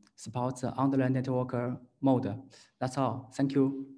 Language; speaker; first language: English; non-native, learner; Chinese